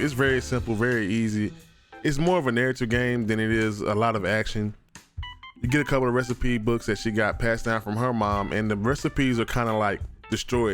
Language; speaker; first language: English; native; English